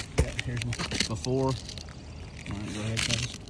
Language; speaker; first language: English; native; English